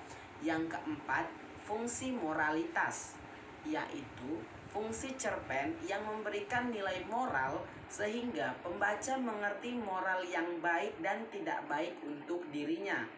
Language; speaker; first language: Indonesian; native; Indonesian